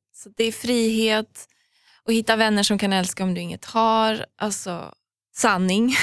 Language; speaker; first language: Swedish; early bilingual, other home language; Persian